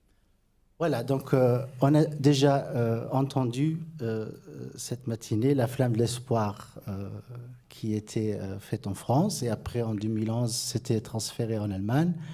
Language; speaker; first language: French; non-native, fluent; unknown